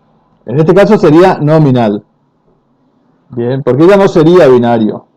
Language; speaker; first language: Spanish; native; Spanish